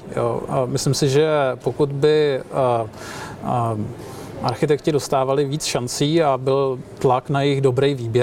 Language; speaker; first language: Czech; native; Czech